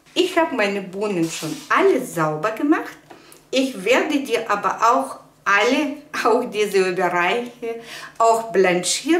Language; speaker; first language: German; non-native, fluent; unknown